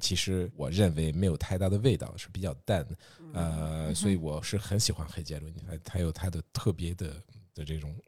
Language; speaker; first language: Chinese; non-native, fluent; French